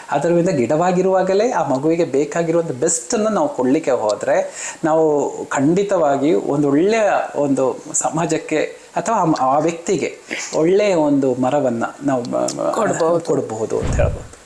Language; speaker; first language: Kannada; non-native, local second language; Malayalam